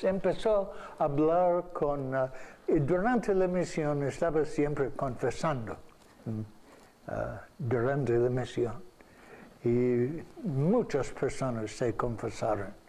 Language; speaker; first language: Spanish; non-native, fluent; English